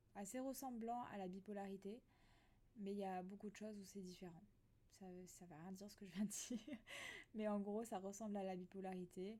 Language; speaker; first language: French; native; French